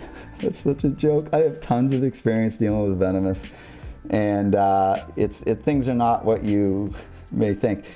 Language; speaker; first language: English; native; English